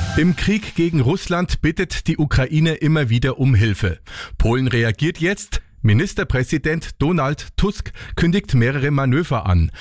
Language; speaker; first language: German; native; German